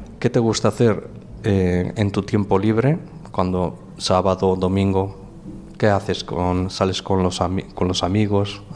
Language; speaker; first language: Spanish; native; Spanish